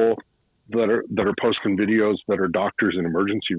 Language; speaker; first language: English; native; English